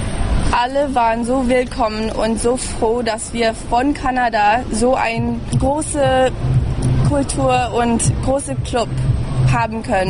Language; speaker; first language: German; early bilingual, heritage; English